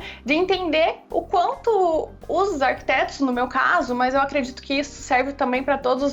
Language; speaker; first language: Portuguese; native; Portuguese